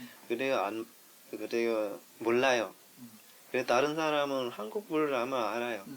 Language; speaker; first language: Korean; non-native, learner; Vietnamese